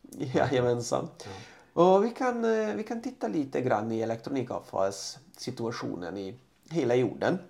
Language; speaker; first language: Swedish; non-native, fluent; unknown